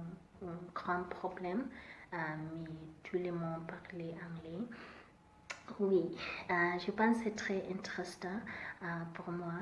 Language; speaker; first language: French; non-native, learner; Southern Sotho